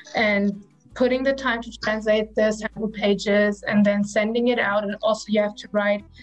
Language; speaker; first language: English; non-native, fluent; German